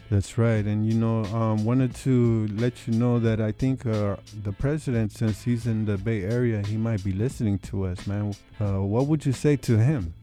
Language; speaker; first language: English; early bilingual, other home language; Spanish